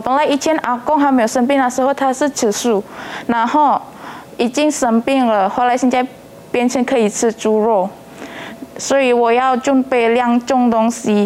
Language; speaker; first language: Chinese; non-native, learner; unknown